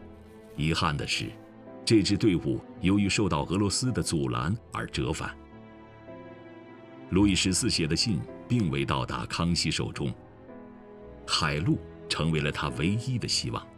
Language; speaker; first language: Chinese; native; Chinese